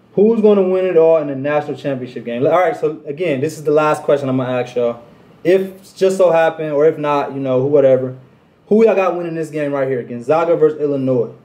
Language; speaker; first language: English; native; English